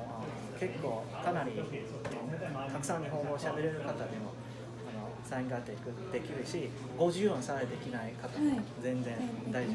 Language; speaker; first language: Japanese; non-native, fluent; Chinese